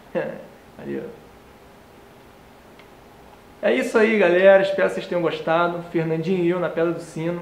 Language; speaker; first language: Portuguese; native; Portuguese